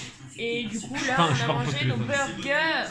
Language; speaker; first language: French; native; French